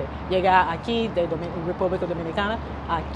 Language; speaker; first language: Spanish; non-native, learner; English